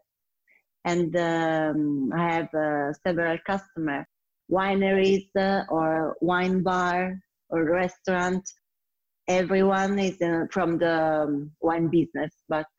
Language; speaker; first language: English; non-native, learner; Italian